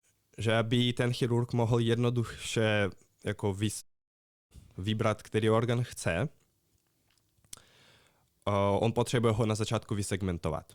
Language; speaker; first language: Czech; non-native, fluent; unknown